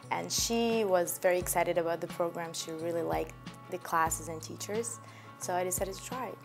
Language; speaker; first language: English; non-native, fluent; Russian